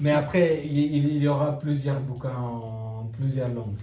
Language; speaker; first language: French; non-native, learner; Bangla